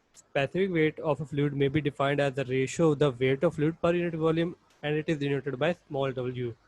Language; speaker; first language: English; non-native, local second language; Punjabi